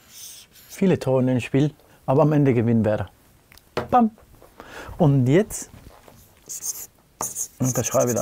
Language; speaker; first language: German; non-native, fluent; Spanish